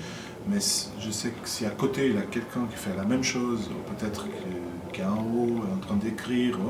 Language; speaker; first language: French; non-native, fluent; Portuguese